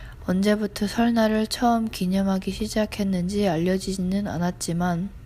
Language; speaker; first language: Korean; non-native, learner; English